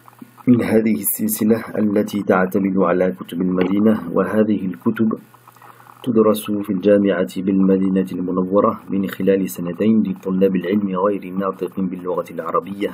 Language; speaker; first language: Arabic; non-native, fluent; French